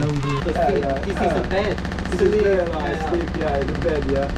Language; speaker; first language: English; non-native, learner; Arabic